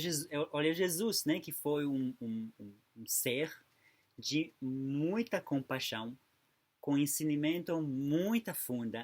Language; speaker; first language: Portuguese; non-native, fluent; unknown